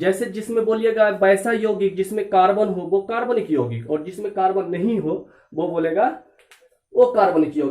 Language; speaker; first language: Hindi; native; Hindi